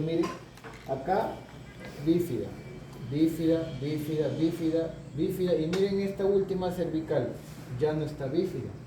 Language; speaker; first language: Spanish; native; Spanish